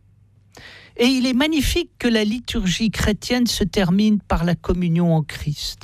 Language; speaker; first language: French; native; French